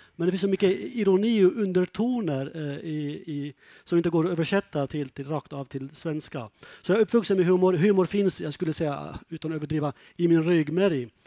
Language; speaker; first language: Swedish; non-native, fluent; Kurdish